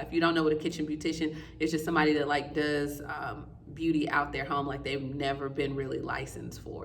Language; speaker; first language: English; native; English